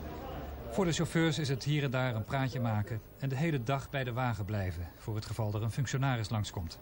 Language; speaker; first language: Dutch; native; Dutch